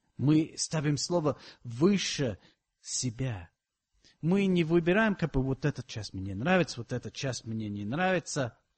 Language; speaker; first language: Russian; non-native, fluent; English